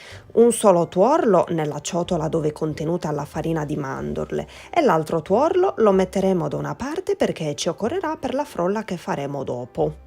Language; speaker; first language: Italian; native; Italian